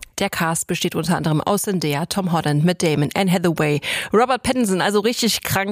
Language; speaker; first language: German; native; German